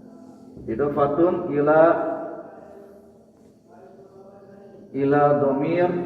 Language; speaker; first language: Arabic; non-native, fluent; Indonesian